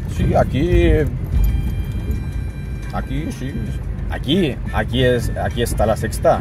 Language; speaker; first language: Spanish; non-native, learner; English